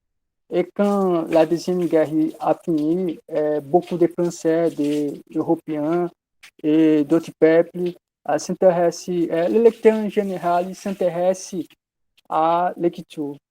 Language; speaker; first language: French; non-native, learner; Portuguese